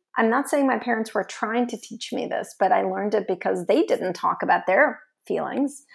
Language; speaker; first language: English; early bilingual, other home language; Russian